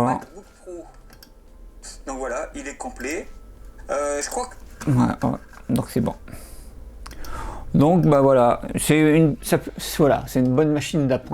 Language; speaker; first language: French; native; French